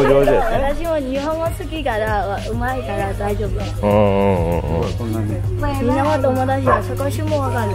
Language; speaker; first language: Japanese; non-native, learner; Burmese